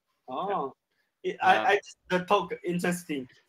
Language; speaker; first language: English; non-native, learner; Chinese